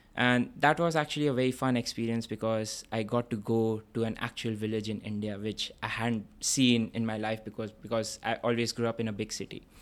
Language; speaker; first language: English; non-native, local second language; Bangla